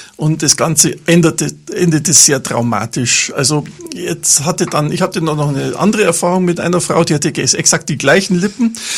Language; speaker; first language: German; native; German